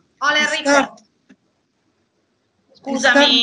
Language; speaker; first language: Italian; native; Italian